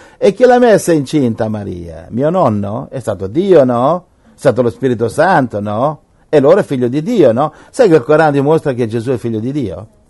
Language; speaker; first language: Italian; native; Italian